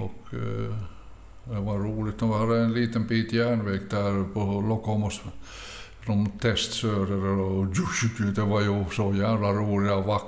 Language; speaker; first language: Swedish; early bilingual, other home language; Finnish